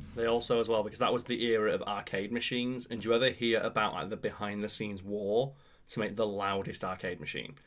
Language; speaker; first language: English; native; English